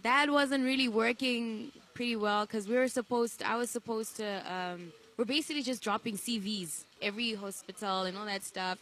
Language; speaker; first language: English; non-native, local second language; Shona